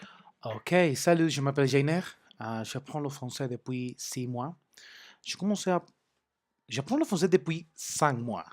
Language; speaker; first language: French; non-native, learner; Spanish